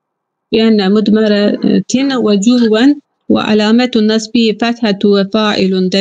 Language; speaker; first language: Arabic; non-native, learner; Turkish